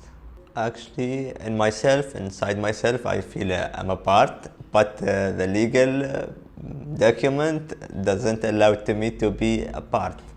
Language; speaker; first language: English; non-native, learner; Arabic